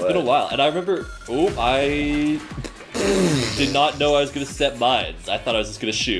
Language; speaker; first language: English; native; English